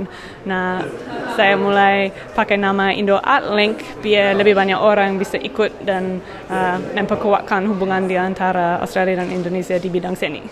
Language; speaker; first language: Indonesian; non-native, fluent; English